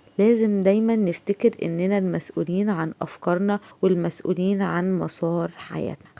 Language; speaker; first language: Arabic; native; Arabic